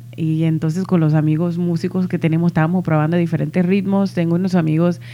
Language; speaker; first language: Spanish; early bilingual, heritage; Spanish